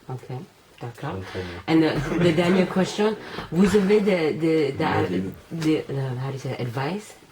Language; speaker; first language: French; non-native, learner; English